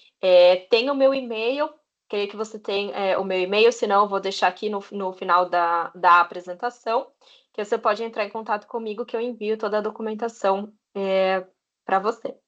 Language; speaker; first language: Portuguese; native; Portuguese